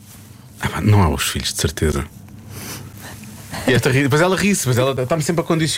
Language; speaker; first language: Portuguese; native; Portuguese